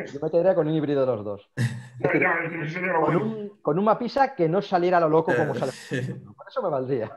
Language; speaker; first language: Spanish; native; Spanish